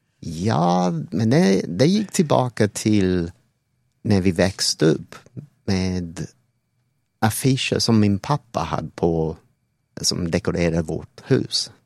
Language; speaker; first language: Swedish; non-native, fluent; English